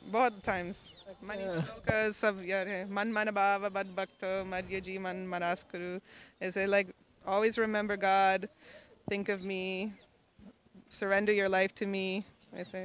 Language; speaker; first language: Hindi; non-native, learner; English